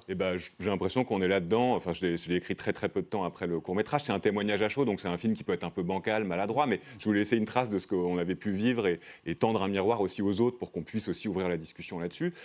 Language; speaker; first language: French; native; French